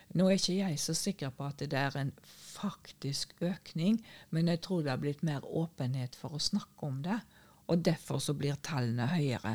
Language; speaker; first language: Norwegian; native; Norwegian